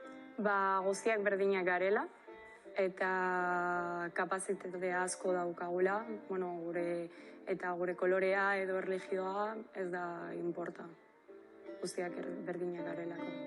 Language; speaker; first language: Basque; non-native, local second language; Spanish